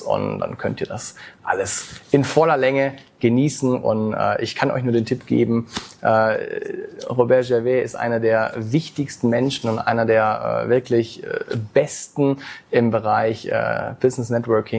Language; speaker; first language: German; native; German